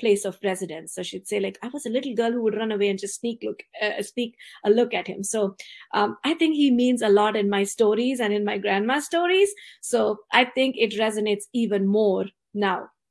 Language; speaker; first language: English; non-native, local second language; Tamil